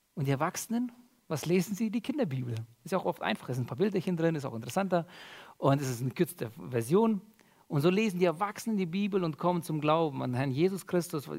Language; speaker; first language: German; early bilingual, other home language; Russian